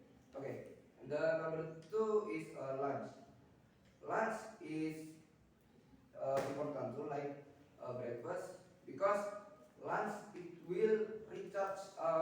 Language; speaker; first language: English; non-native, learner; Indonesian